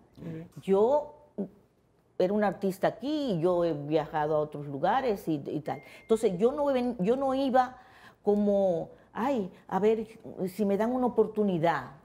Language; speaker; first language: Spanish; native; Spanish